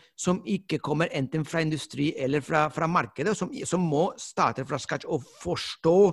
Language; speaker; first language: Norwegian; non-native, fluent; Spanish